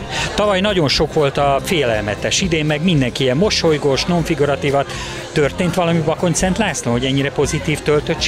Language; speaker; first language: Hungarian; native; Hungarian